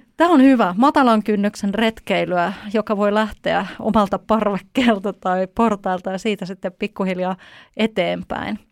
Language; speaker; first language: Finnish; native; Finnish